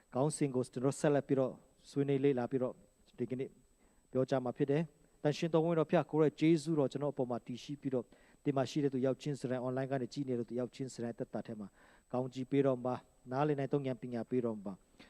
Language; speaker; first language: Burmese; non-native, local second language; Kachin